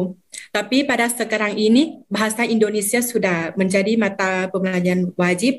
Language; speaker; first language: Indonesian; non-native, fluent; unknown